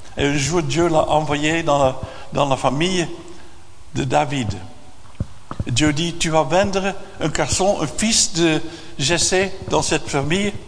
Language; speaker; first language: French; non-native, fluent; Dutch